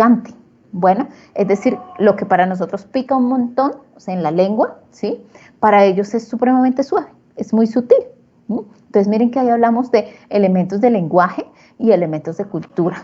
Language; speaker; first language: Spanish; native; Spanish